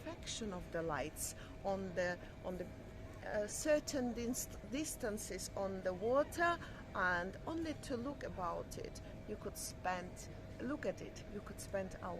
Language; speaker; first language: English; non-native, fluent; Russian